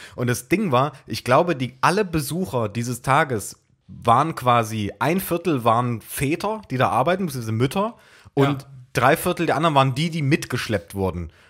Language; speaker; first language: German; native; German